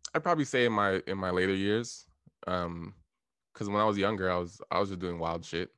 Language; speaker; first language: English; native; English